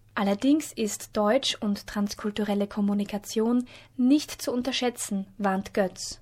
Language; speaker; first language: German; native; German